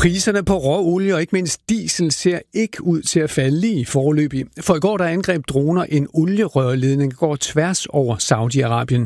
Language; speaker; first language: Danish; native; Danish